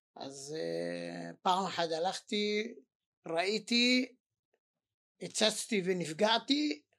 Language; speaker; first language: Hebrew; native; Hebrew